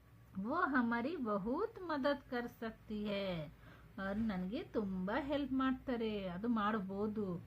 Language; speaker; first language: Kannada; non-native, local second language; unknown